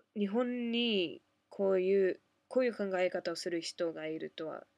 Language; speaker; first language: Japanese; non-native, fluent; English